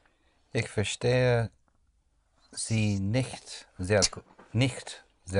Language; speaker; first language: German; non-native, learner; English